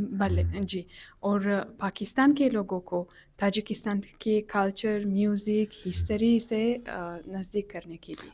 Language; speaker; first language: Urdu; non-native, fluent; Tajik